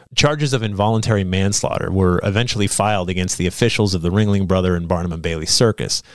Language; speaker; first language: English; native; English